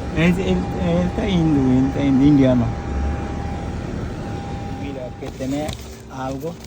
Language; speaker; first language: Spanish; non-native, learner; Bangla